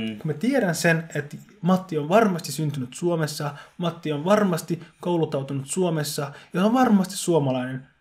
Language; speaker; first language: Finnish; early bilingual, other home language; Somali